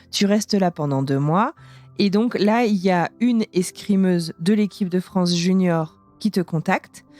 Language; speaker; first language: French; native; French